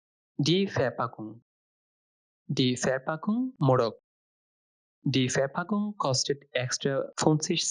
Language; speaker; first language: German; non-native, fluent; Bangla